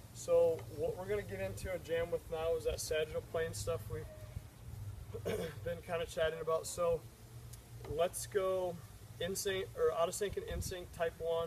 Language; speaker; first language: English; native; English